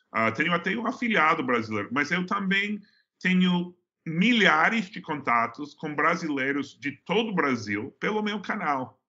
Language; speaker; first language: Portuguese; non-native, fluent; English